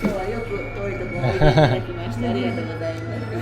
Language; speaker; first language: Japanese; native; Japanese